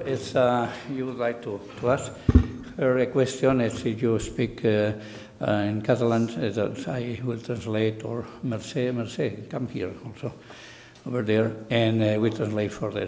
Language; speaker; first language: English; non-native, fluent; Catalan